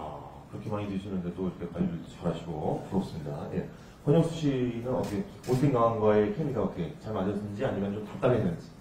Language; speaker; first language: Korean; native; Korean